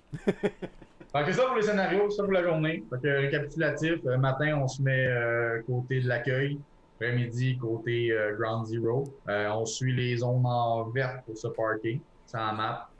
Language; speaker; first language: French; native; French